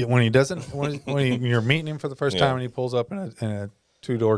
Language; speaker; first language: English; native; English